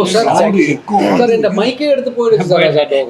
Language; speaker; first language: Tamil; non-native, learner; Malayalam